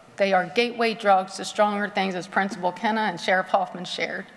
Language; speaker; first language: English; native; English